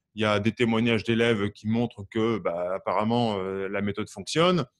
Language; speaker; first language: French; native; French